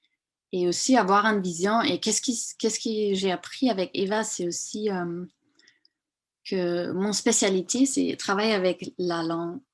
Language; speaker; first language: French; non-native, fluent; German